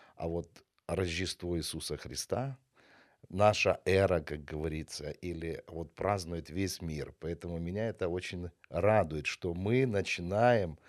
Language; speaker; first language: Russian; non-native, local second language; Ukrainian